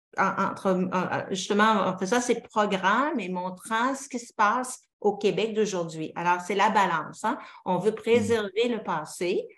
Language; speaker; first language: French; native; French